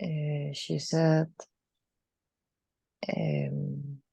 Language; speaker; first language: English; non-native, learner; Spanish